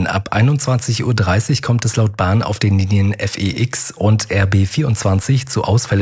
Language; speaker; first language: German; native; German